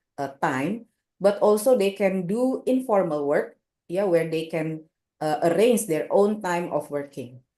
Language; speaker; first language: English; non-native, local second language; Indonesian